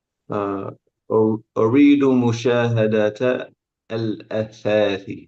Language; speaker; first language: Arabic; non-native, learner; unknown